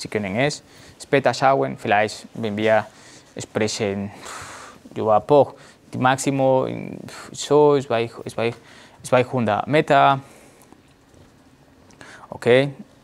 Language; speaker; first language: German; non-native, learner; Spanish